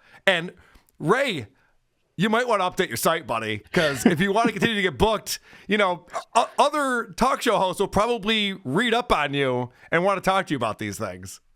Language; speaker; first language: English; native; English